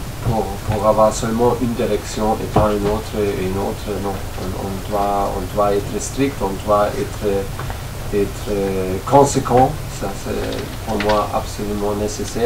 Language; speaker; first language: French; non-native, fluent; German